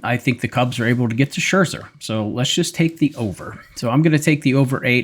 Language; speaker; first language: English; native; English